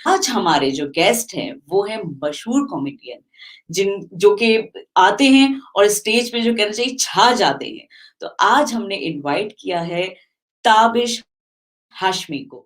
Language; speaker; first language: Urdu; native; Urdu